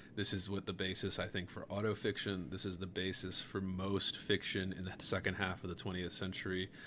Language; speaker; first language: English; native; English